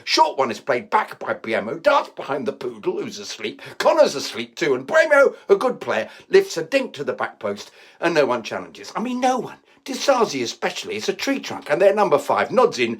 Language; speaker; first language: English; native; English